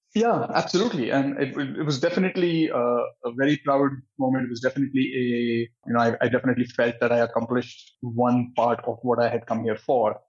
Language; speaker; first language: English; non-native, local second language; Hindi